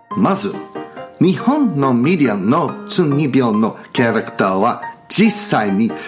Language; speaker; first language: Japanese; non-native, learner; English